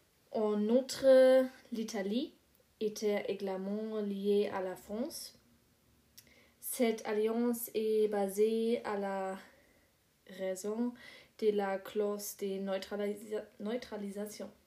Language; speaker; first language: French; non-native, learner; German